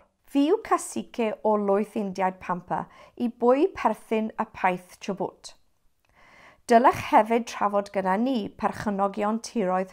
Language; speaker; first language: Welsh; non-native, fluent; English